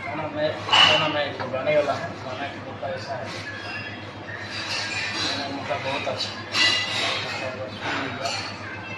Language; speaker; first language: Hindi; non-native, local second language; Maithili